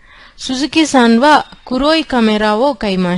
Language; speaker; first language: Japanese; non-native, fluent; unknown